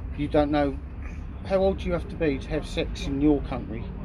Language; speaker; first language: English; native; English